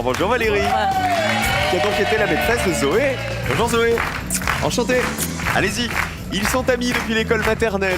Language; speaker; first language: French; native; French